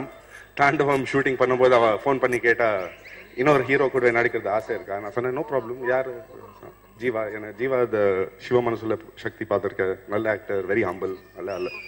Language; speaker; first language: Tamil; non-native, fluent; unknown